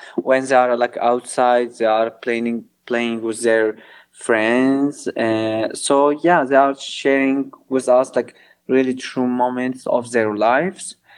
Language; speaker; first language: English; non-native, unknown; Kurdish